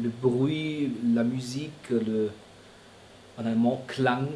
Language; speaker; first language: French; non-native, fluent; German